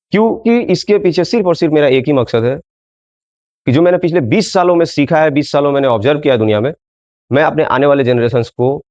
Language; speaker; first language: Hindi; non-native, local second language; Bangla